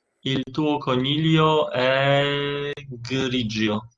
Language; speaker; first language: Italian; non-native, learner; Polish